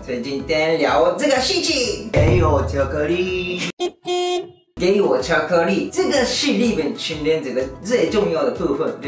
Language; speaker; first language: Chinese; non-native, learner; Japanese